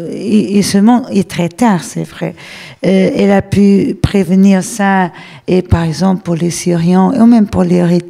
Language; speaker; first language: French; non-native, fluent; Portuguese